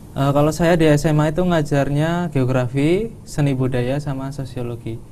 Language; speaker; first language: Indonesian; non-native, local second language; Javanese